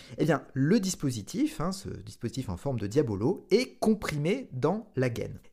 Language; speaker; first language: French; native; French